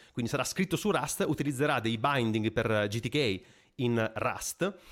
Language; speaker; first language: Italian; native; Italian